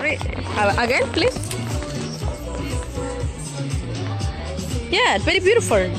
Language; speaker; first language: English; non-native, learner; Spanish